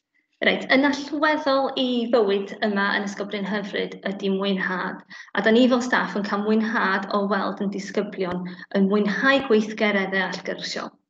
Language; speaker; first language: Welsh; native; Welsh